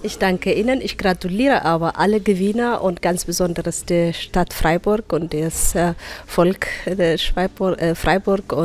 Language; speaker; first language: German; non-native, fluent; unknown